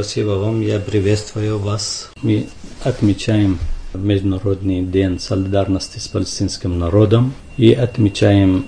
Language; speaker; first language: Russian; non-native, fluent; Arabic